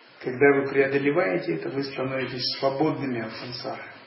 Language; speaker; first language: Russian; native; Russian